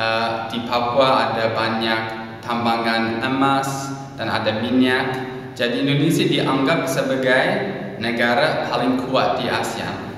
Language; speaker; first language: Indonesian; non-native, learner; English